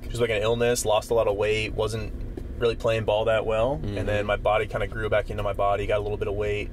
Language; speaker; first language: English; native; English